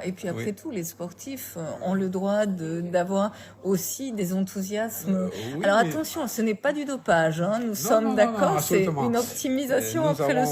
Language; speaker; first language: French; native; French